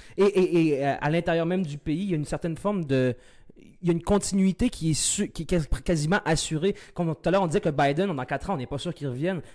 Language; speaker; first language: French; early bilingual, other home language; Arabic